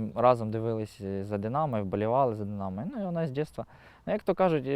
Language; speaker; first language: Ukrainian; native; Ukrainian